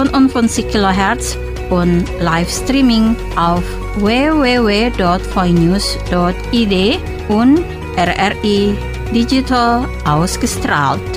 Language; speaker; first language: German; non-native, fluent; Indonesian